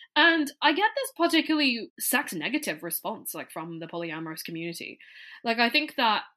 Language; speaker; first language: English; non-native, local second language; Cantonese